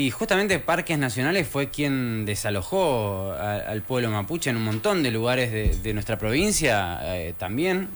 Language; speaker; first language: Spanish; native; Spanish